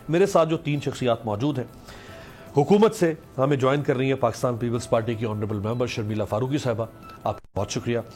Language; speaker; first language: Urdu; native; Urdu